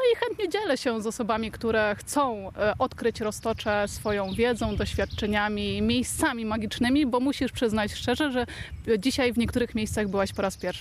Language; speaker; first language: Polish; native; Polish